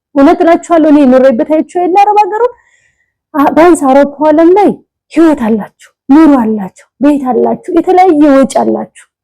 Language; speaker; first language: Amharic; native; Amharic